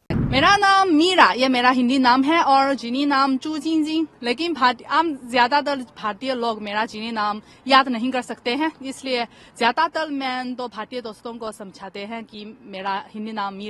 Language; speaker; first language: Hindi; non-native, fluent; Chinese